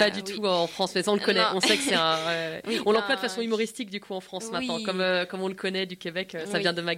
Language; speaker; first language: French; native; French